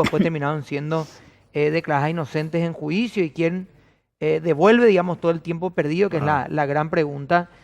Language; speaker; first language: Spanish; native; Spanish